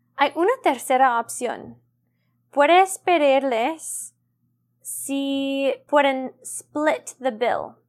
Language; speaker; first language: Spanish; non-native, learner; English